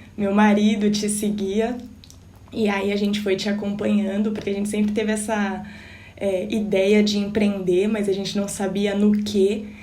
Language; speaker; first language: Portuguese; native; Portuguese